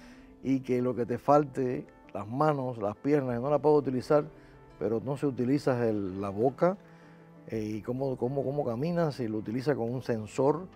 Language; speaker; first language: Spanish; native; Spanish